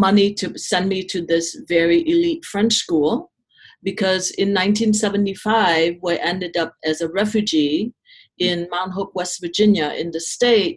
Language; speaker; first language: English; non-native, fluent; Vietnamese